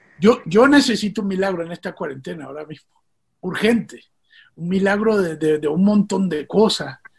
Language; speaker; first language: Spanish; native; Spanish